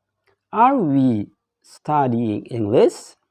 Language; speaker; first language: English; non-native, fluent; Indonesian